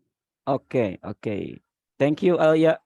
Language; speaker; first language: English; non-native, learner; Indonesian